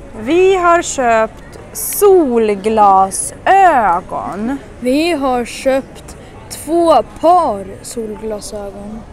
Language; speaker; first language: Swedish; non-native, fluent; Russian